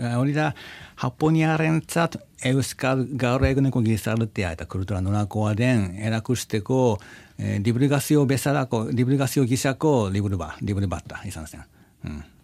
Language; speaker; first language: Basque; non-native, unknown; Japanese